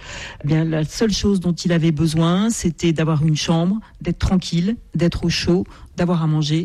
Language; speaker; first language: French; native; French